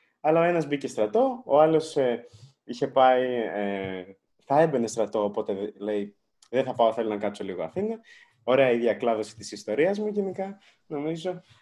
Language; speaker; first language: Greek; early bilingual, other home language; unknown